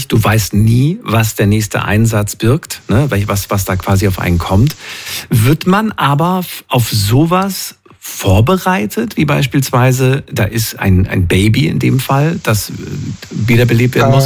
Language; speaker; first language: German; native; German